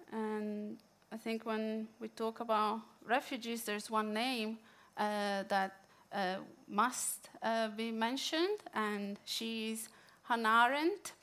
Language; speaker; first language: English; non-native, fluent; Italian